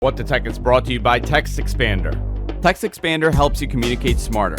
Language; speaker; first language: English; native; English